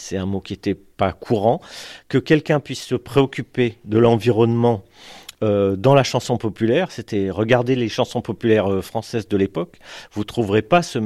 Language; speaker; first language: French; native; French